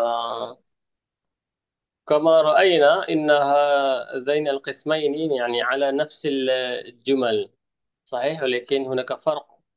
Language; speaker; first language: Arabic; non-native, fluent; Malay